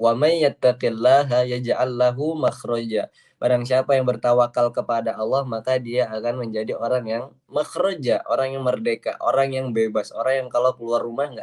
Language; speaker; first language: Indonesian; native; Indonesian